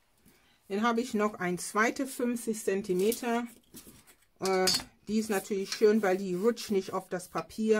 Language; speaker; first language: German; non-native, fluent; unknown